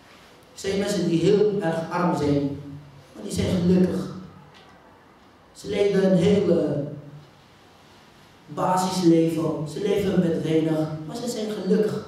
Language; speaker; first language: Dutch; non-native, fluent; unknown